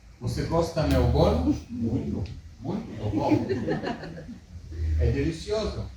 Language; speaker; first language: Portuguese; early bilingual, heritage; Hebrew